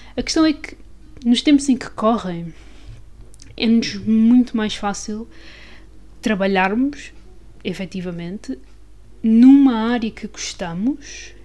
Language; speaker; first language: Portuguese; native; Portuguese